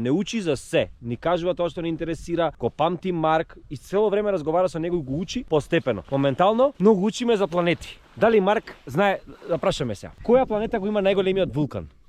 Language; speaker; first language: Macedonian; native; Macedonian